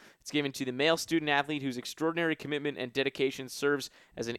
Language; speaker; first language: English; native; English